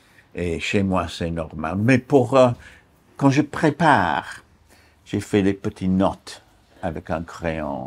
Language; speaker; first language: French; non-native, fluent; English